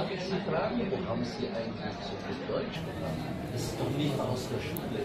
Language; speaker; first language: German; native; German